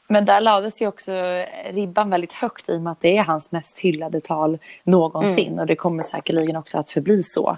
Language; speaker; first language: Swedish; native; Swedish